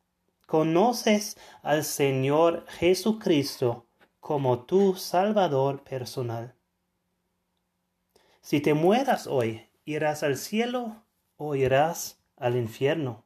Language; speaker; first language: Spanish; non-native, fluent; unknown